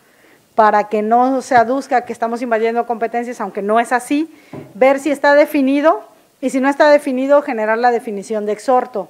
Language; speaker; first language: Spanish; native; Spanish